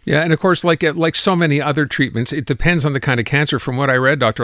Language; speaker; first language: English; native; English